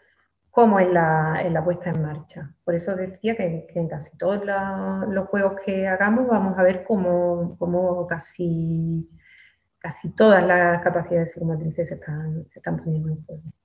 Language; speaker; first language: Spanish; native; Spanish